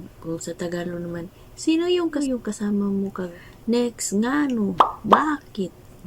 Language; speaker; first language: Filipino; non-native, local second language; Cebuano